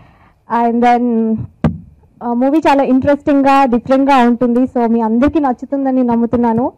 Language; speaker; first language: Telugu; non-native, learner; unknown